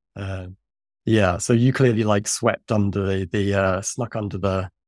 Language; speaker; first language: English; native; English